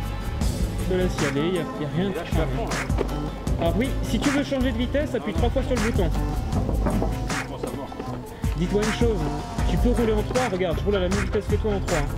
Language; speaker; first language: French; native; French